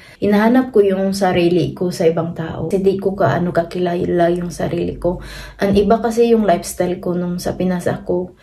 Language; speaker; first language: Filipino; non-native, local second language; Cebuano